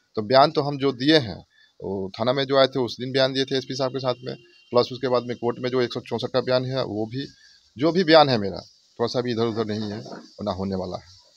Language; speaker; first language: Hindi; native; Hindi